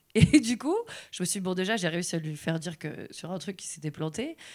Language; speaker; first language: French; native; French